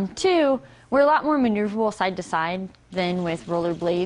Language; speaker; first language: English; native; English